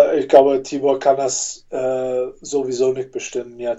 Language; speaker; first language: German; non-native, fluent; English